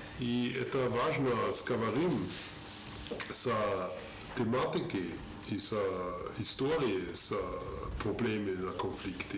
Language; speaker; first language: Russian; non-native, learner; German